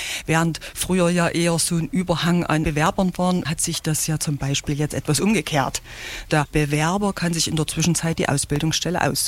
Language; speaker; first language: German; native; German